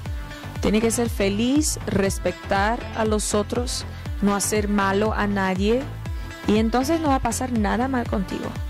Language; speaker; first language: Spanish; non-native, fluent; Portuguese